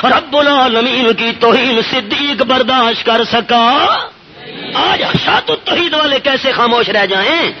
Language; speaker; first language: Urdu; non-native, local second language; Pashto